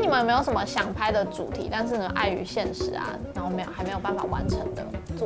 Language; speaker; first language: Chinese; native; Chinese